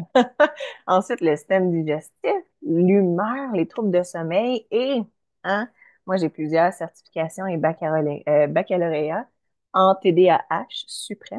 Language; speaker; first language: French; native; French